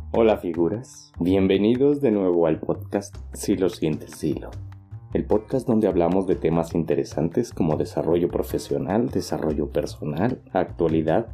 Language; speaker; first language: Spanish; native; Spanish